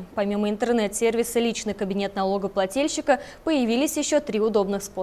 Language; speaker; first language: Russian; native; Russian